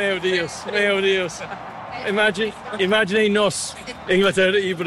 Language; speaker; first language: Portuguese; non-native, learner; English